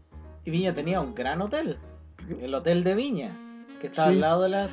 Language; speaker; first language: Spanish; native; Spanish